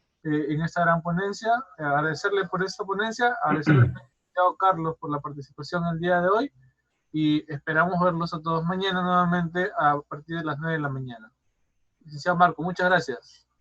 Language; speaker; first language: Spanish; native; Spanish